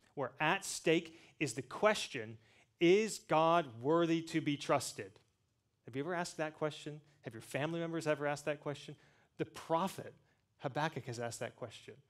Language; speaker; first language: English; native; English